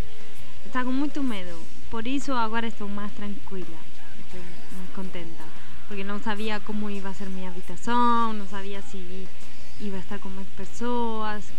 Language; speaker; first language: Portuguese; non-native, learner; Spanish